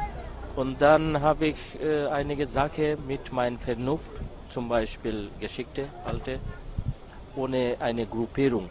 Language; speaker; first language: German; non-native, learner; Bangla